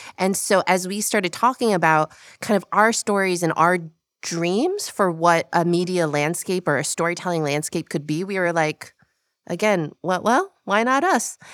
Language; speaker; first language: English; early bilingual, other home language; Korean